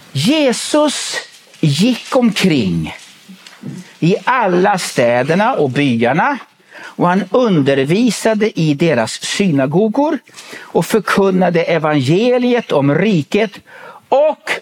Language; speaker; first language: Swedish; native; Swedish